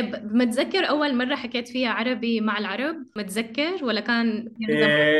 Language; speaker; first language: Arabic; native; Arabic